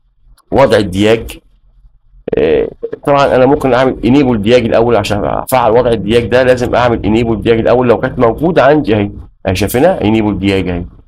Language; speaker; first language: Arabic; native; Arabic